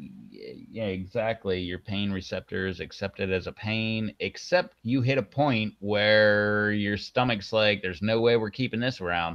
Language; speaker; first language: English; native; English